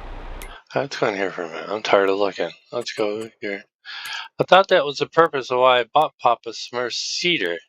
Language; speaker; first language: English; native; English